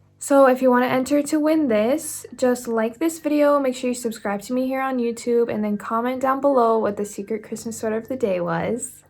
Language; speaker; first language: English; native; English